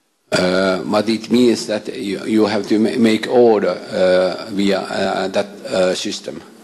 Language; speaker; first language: English; non-native, fluent; Finnish